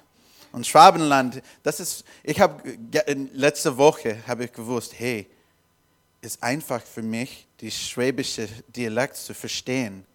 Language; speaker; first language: German; non-native, learner; English